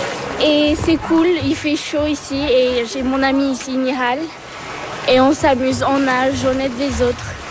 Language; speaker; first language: French; early bilingual, other home language; Turkish